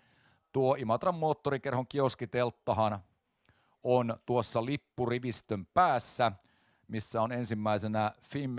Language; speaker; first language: Finnish; native; Finnish